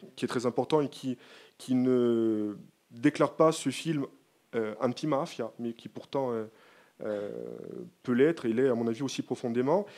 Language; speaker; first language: French; native; French